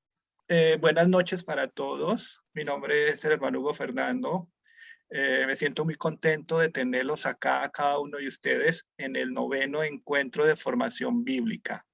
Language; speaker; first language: Spanish; native; Spanish